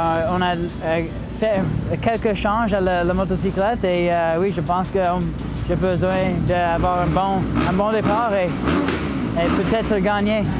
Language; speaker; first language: French; non-native, local second language; English